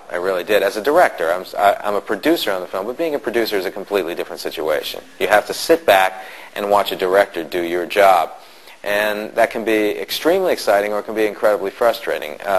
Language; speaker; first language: English; native; English